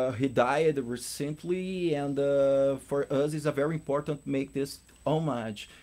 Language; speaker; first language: English; non-native, learner; Portuguese